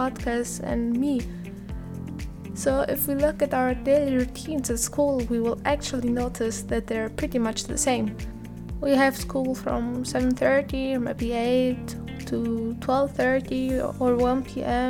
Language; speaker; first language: English; non-native, fluent; Italian